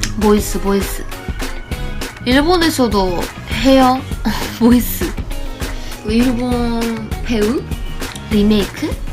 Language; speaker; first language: Korean; non-native, learner; Japanese